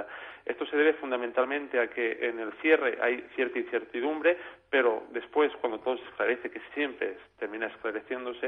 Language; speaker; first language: Spanish; native; Spanish